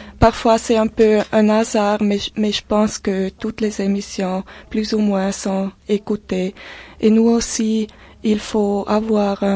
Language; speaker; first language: French; non-native, local second language; German